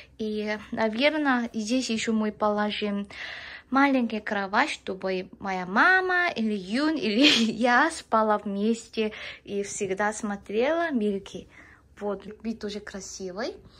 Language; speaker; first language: Russian; non-native, learner; Korean